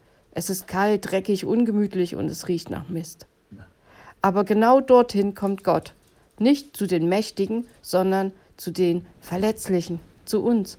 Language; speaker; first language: German; native; German